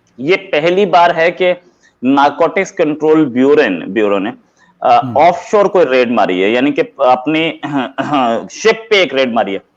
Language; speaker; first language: Hindi; native; Hindi